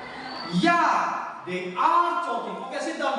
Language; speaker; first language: English; non-native, learner; Indonesian